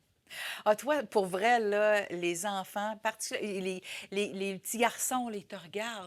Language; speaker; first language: French; native; French